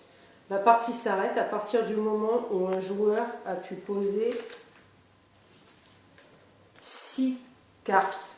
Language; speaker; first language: French; native; French